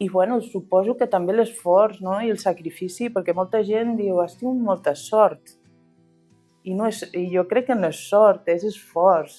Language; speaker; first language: Catalan; non-native, local second language; Spanish